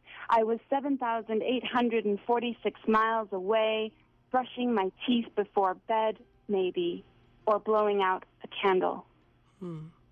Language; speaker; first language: English; native; English